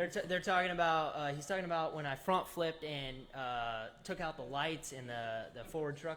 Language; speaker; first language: English; native; English